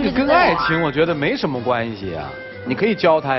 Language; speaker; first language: Chinese; native; Chinese